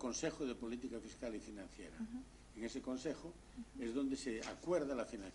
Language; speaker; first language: Spanish; native; Spanish